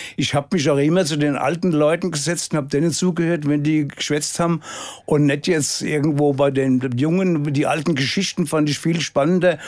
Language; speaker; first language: German; native; German